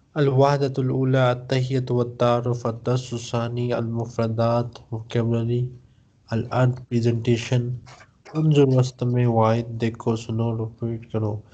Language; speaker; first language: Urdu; non-native, local second language; Punjabi